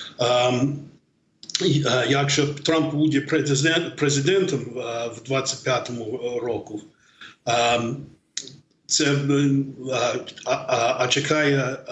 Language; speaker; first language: Ukrainian; non-native, learner; English